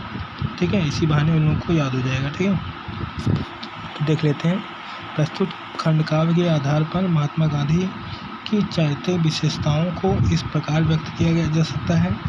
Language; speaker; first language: Hindi; native; Hindi